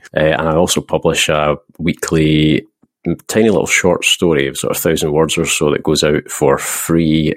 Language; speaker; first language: English; native; English